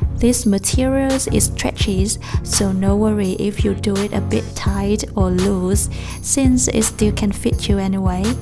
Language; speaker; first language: English; non-native, fluent; Vietnamese